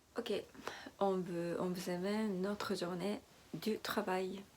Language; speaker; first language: French; non-native, learner; Japanese